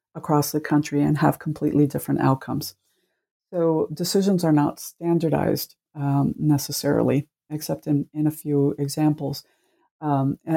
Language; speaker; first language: English; early bilingual, other home language; Spanish